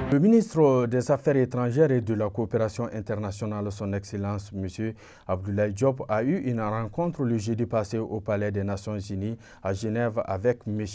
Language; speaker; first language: French; non-native, local second language; Bambara